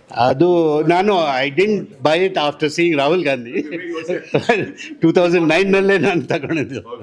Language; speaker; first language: Kannada; non-native, local second language; Telugu